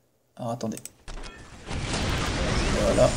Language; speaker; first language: French; native; French